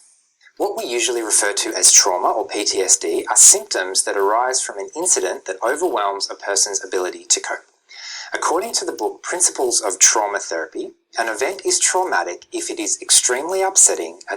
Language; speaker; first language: English; native; English